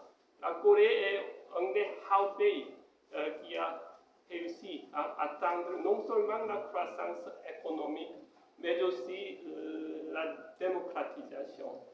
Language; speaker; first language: French; non-native, fluent; Korean